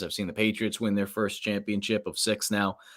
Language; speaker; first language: English; native; English